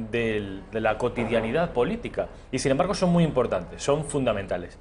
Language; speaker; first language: Spanish; native; Spanish